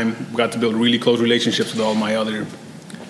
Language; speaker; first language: English; early bilingual, other home language; Spanish